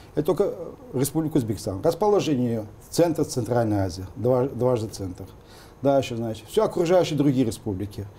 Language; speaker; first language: Russian; non-native, local second language; Uzbek